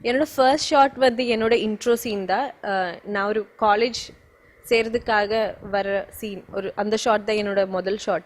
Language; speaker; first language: Tamil; non-native, learner; Malayalam